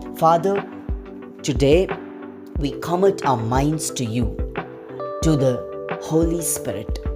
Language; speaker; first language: English; non-native, local second language; Tamil